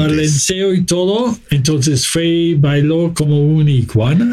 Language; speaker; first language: Spanish; non-native, fluent; English